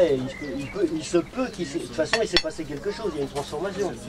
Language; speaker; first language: French; native; French